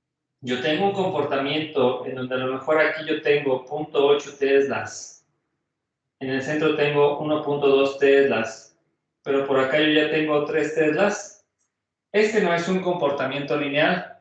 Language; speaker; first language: Spanish; native; Spanish